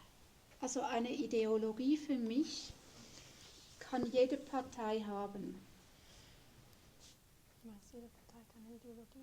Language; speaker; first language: German; non-native, fluent; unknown